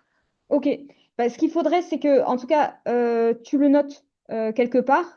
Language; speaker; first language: French; native; French